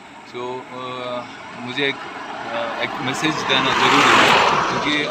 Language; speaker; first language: Hindi; non-native, local second language; Malayalam